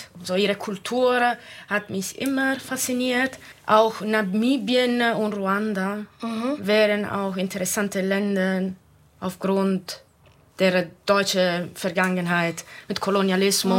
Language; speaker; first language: German; non-native, fluent; Italian